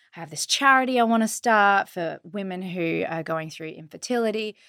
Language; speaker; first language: English; native; English